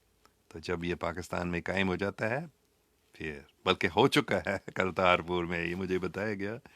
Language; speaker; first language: Hindi; non-native, local second language; English